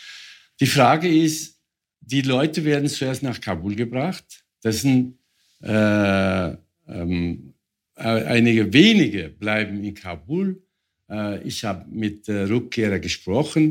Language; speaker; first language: German; non-native, fluent; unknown